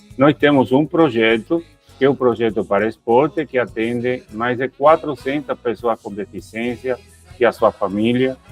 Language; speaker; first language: Portuguese; non-native, fluent; Spanish